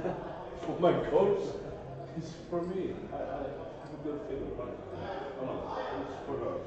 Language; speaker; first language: English; non-native, learner; Norwegian